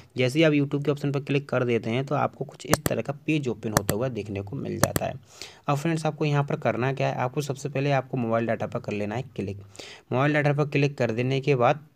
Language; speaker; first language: Hindi; native; Hindi